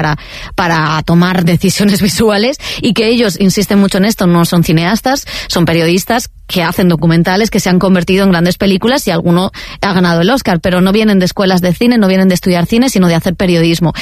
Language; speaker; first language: Spanish; native; Spanish